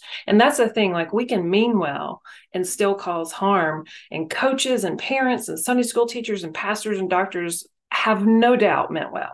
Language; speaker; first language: English; native; English